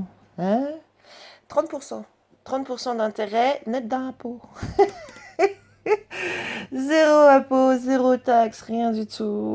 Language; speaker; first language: French; native; French